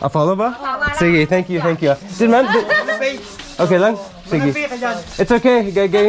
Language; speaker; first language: Filipino; non-native, learner; English